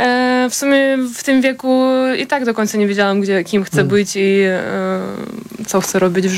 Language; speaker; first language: Polish; non-native, fluent; Ukrainian